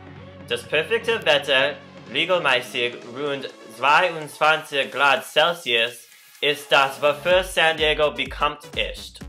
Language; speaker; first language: German; non-native, learner; English